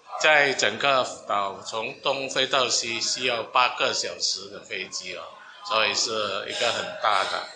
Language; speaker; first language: Chinese; non-native, fluent; Min Nan Chinese